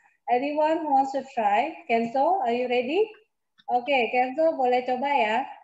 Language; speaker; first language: English; non-native, fluent; Indonesian